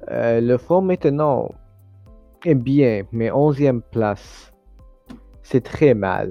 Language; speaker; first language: French; non-native, learner; English